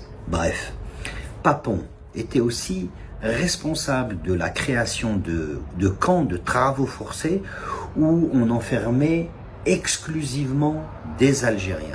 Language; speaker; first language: French; non-native, local second language; Kabyle